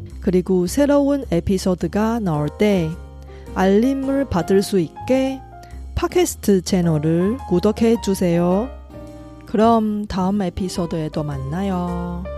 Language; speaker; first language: Korean; non-native, fluent; Chinese